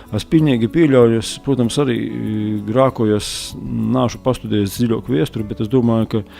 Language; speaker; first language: Latvian; native; Latvian